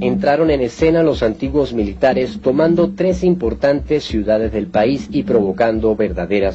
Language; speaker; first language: Spanish; native; Spanish